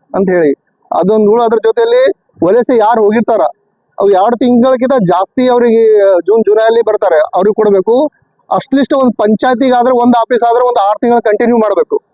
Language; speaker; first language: Kannada; non-native, local second language; Lambadi